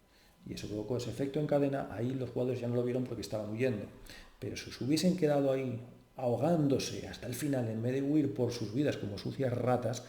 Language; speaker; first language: Spanish; native; Spanish